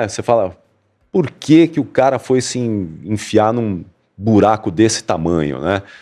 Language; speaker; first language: Portuguese; native; Portuguese